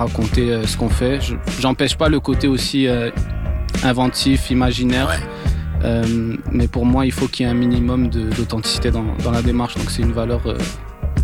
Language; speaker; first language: French; non-native, local second language; Arabic